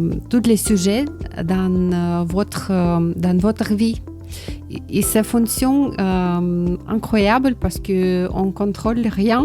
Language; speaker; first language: French; non-native, learner; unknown